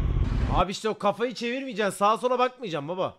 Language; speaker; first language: Turkish; native; Turkish